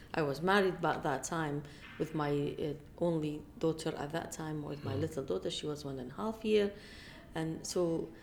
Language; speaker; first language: English; non-native, fluent; Arabic